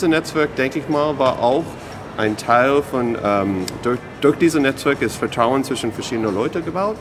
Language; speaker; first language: German; non-native, fluent; English